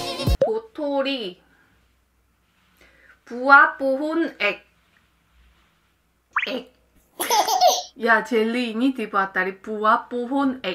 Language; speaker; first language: Indonesian; non-native, fluent; Korean